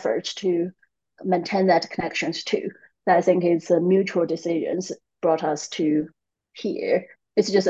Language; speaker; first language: English; non-native, fluent; Chinese